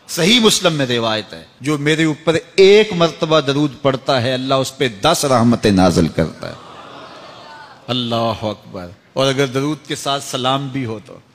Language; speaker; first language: Urdu; non-native, local second language; Punjabi